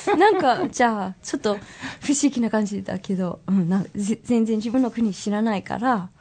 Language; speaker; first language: Japanese; non-native, fluent; English